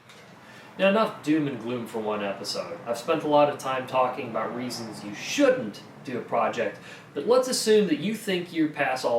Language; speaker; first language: English; native; English